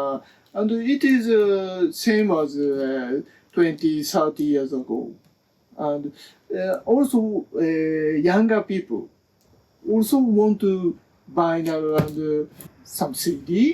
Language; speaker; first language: English; non-native, learner; Japanese